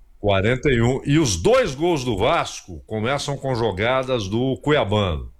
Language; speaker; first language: Portuguese; native; Portuguese